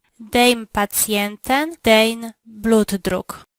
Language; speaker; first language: German; non-native, learner; Polish